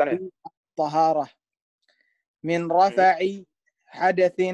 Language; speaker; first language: Arabic; non-native, learner; Indonesian